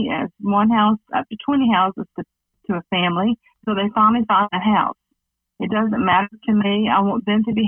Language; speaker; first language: English; native; English